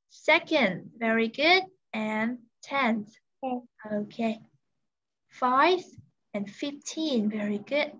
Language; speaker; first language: English; non-native, learner; Vietnamese